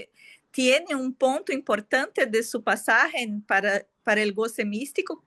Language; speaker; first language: Spanish; non-native, fluent; Portuguese